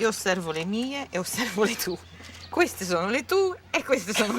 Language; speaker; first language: Italian; early bilingual, heritage; Italian